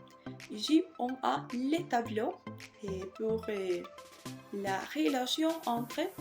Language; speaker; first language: French; non-native, learner; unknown